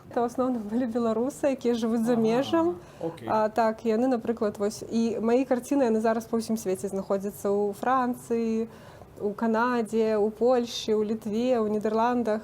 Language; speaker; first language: Belarusian; non-native, local second language; Russian